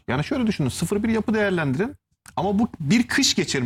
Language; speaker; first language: Turkish; native; Turkish